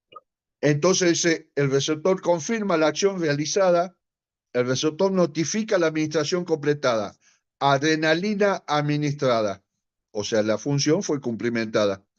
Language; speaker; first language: Spanish; native; Spanish